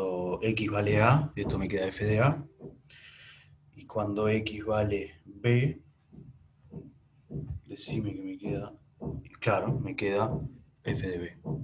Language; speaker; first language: Spanish; native; Spanish